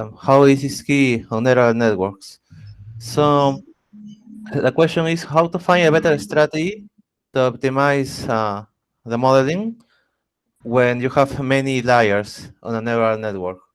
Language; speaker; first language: English; non-native, fluent; Spanish